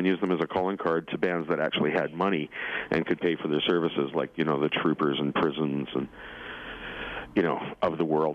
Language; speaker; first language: English; native; English